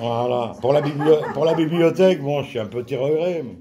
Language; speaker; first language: French; native; French